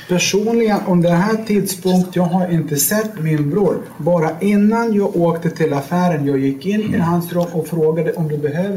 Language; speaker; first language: Swedish; non-native, learner; Lithuanian